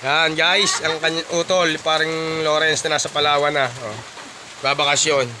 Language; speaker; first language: Filipino; native; Filipino